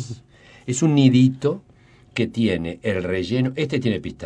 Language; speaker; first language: Spanish; native; Spanish